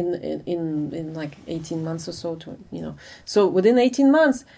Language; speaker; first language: English; non-native, fluent; Ukrainian